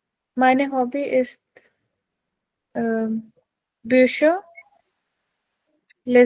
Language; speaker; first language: German; non-native, learner; Urdu